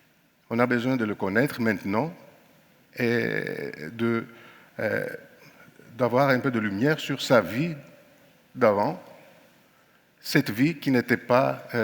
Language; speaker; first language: French; non-native, fluent; Greek